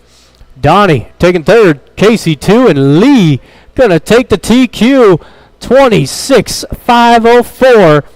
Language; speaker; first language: English; native; English